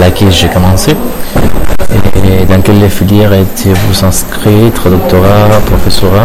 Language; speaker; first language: French; non-native, learner; Spanish